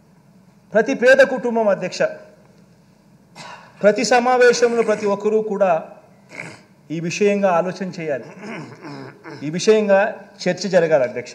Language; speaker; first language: Telugu; native; Telugu